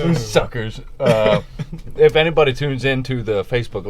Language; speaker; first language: English; native; English